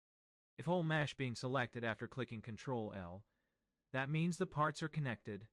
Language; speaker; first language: English; non-native, fluent; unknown